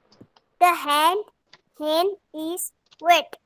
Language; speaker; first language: English; non-native, learner; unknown